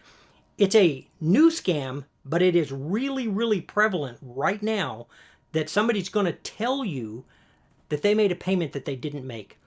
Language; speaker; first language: English; native; English